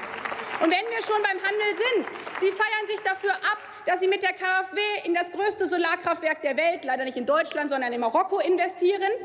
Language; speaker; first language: German; native; German